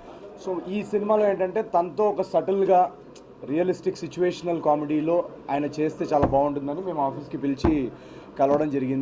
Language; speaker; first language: Telugu; native; Telugu